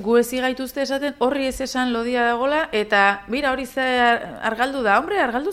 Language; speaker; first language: Basque; native; Basque